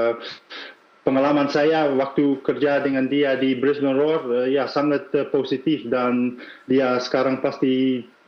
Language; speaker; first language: Indonesian; non-native, fluent; Dutch